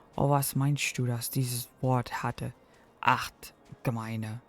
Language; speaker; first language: German; non-native, learner; English